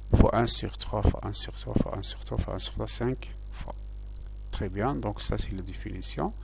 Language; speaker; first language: French; non-native, local second language; Arabic